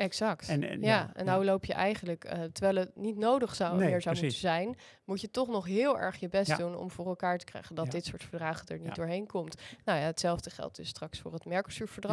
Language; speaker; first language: Dutch; native; Dutch